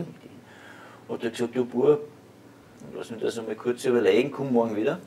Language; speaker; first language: German; native; German